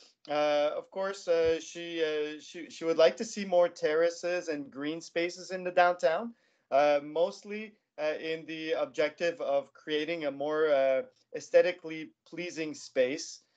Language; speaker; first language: English; non-native, local second language; French